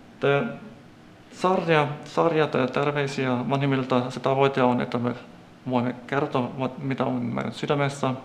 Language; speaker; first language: Finnish; non-native, fluent; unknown